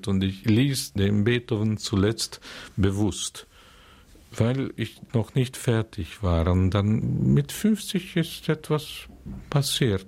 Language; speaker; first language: German; non-native, fluent; Hungarian